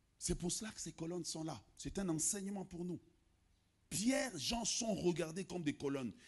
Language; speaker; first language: French; non-native, local second language; Lingala